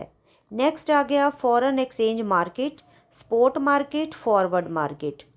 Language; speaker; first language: Hindi; non-native, local second language; Punjabi